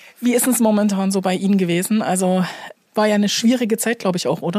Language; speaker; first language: German; native; German